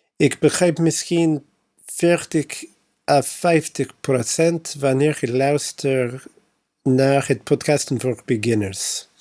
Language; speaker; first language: Dutch; non-native, learner; English